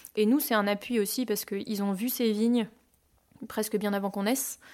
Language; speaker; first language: French; native; French